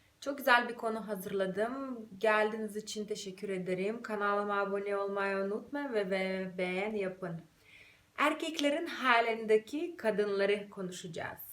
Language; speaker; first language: Turkish; non-native, fluent; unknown